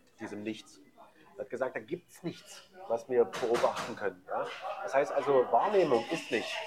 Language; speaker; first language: German; native; German